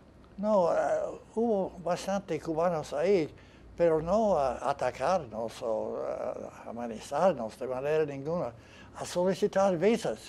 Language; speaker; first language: Spanish; non-native, fluent; English